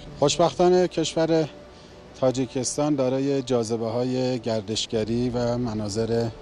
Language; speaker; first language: Persian; native; Persian